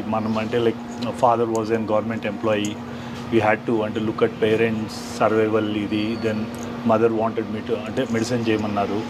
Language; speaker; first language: Telugu; native; Telugu